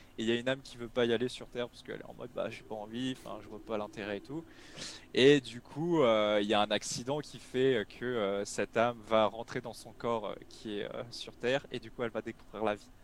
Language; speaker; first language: French; native; French